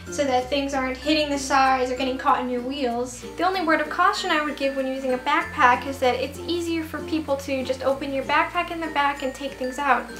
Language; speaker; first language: English; native; English